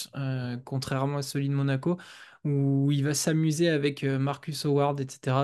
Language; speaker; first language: French; native; French